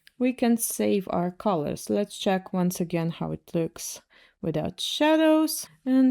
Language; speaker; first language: English; non-native, fluent; Russian